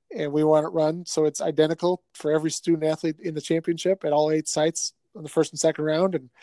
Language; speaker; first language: English; native; English